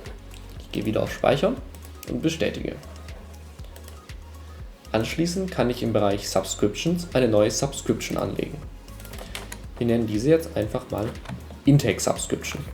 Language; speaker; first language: German; native; German